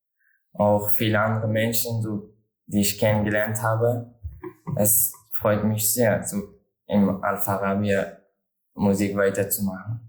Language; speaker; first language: German; non-native, learner; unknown